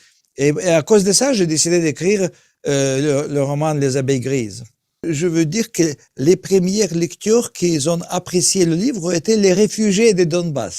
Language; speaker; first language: French; non-native, learner; Russian